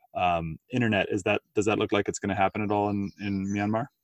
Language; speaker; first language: English; native; English